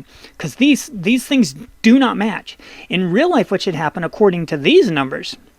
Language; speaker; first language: English; native; English